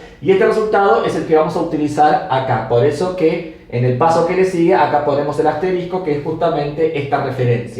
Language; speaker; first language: Spanish; native; Spanish